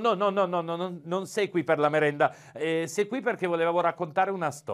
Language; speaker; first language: Italian; native; Italian